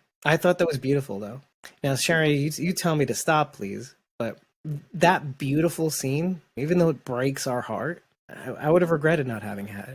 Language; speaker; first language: English; native; English